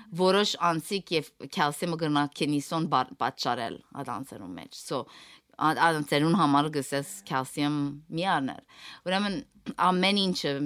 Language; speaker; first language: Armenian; early bilingual, heritage; Armenian